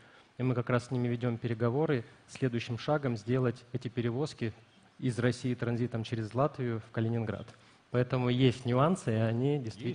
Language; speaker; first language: Russian; native; Russian